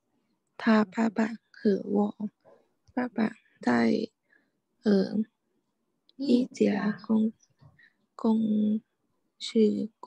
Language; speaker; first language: Chinese; non-native, learner; Thai